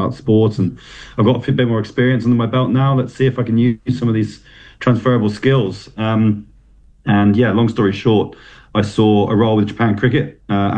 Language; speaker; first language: English; native; English